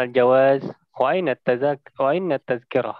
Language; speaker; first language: Arabic; non-native, learner; Indonesian